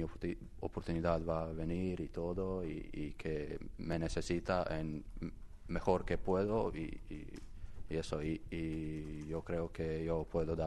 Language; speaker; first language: Spanish; non-native, learner; Croatian